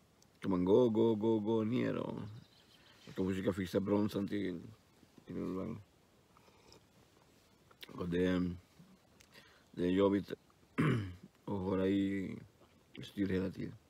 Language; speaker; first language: Swedish; non-native, learner; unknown